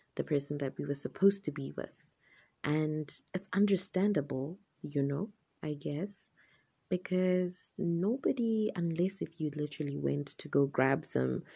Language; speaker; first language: English; non-native, local second language; Shona